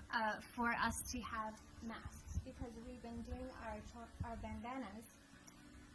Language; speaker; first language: English; native; English